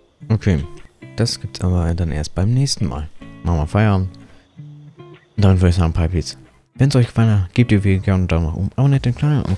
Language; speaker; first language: German; native; German